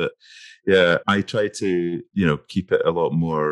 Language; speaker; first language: English; native; English